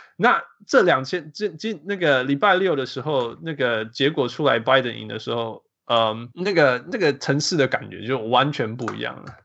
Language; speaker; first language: Chinese; early bilingual, heritage; Chinese